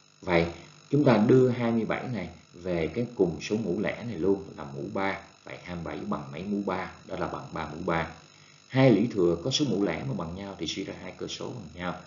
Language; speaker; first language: Vietnamese; native; Vietnamese